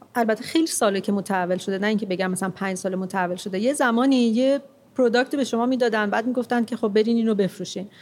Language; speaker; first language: Persian; non-native, local second language; Armenian